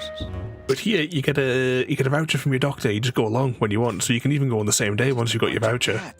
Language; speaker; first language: English; native; English